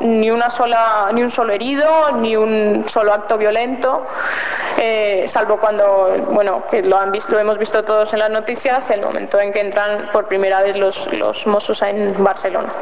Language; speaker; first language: Spanish; native; Spanish